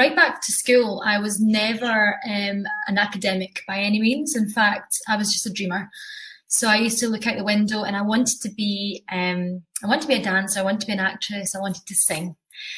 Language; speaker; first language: English; native; English